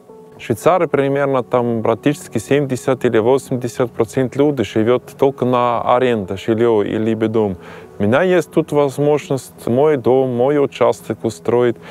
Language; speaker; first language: Russian; non-native, learner; German